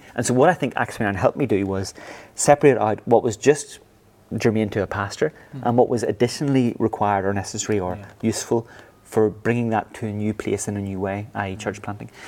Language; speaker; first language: English; native; English